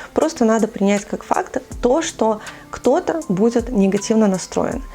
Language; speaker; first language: Russian; native; Russian